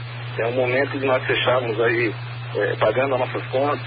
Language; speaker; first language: Portuguese; native; Portuguese